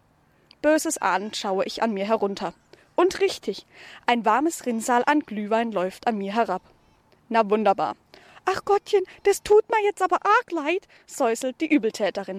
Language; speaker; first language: German; native; German